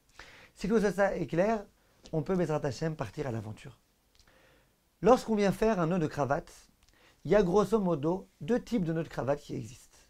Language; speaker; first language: French; native; French